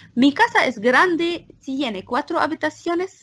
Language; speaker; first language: Spanish; non-native, fluent; Arabic